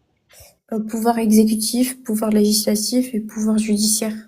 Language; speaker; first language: French; non-native, fluent; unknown